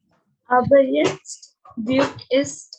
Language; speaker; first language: German; non-native, learner; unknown